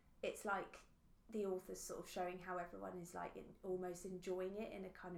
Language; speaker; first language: English; native; English